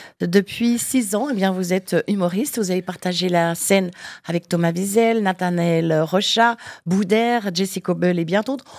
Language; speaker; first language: French; native; French